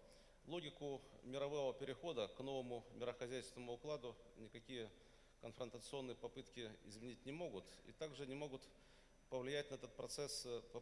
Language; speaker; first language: Russian; native; Russian